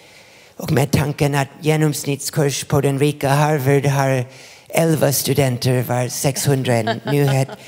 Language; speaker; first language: Swedish; non-native, fluent; English